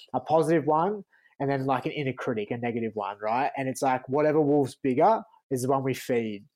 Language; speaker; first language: English; native; English